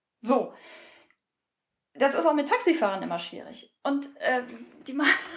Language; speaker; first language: German; native; German